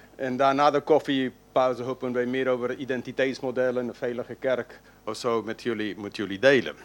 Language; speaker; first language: Dutch; non-native, fluent; English